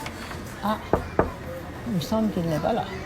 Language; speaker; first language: French; non-native, local second language; Haitian Creole